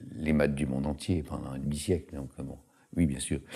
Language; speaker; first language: French; native; French